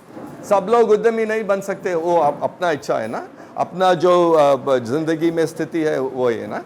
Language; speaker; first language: Hindi; non-native, local second language; Tamil